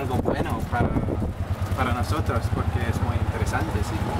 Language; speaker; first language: Spanish; non-native, learner; English